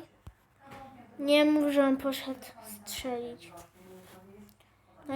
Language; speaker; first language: Polish; native; Polish